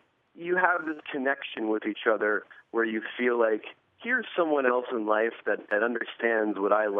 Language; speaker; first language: English; native; English